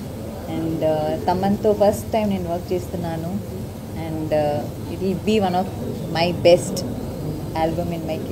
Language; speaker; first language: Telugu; non-native, learner; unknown